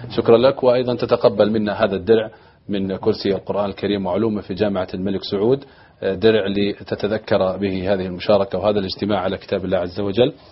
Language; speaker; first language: Arabic; native; Arabic